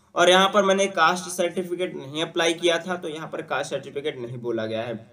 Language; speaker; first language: Hindi; native; Hindi